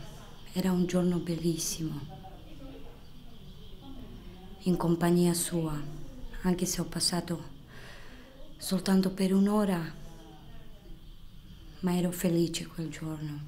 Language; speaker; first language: Italian; non-native, fluent; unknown